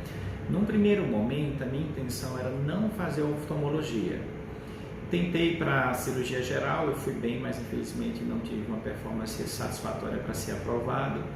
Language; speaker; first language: Portuguese; native; Portuguese